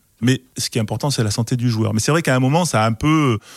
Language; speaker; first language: French; native; French